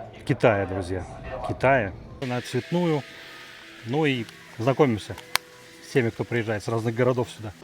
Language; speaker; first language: Russian; native; Russian